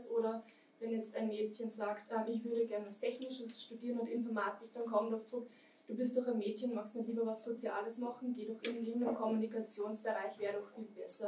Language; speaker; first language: German; native; German